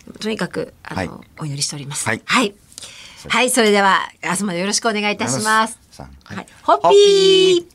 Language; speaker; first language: Japanese; native; Japanese